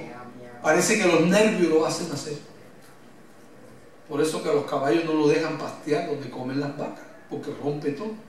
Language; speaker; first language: Spanish; native; Spanish